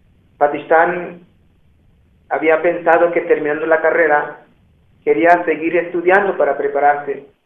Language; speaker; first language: Spanish; non-native, local second language; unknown